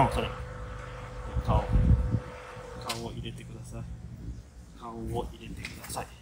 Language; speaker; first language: Japanese; non-native, fluent; Thai